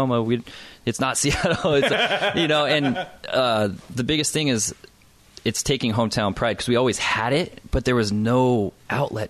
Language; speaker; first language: English; native; English